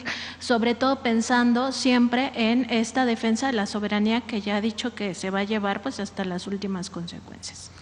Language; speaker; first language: Spanish; native; Spanish